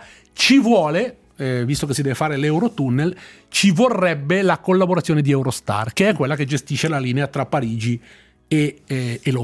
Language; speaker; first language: Italian; native; Italian